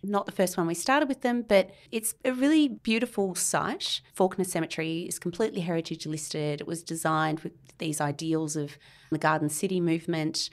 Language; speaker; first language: English; native; English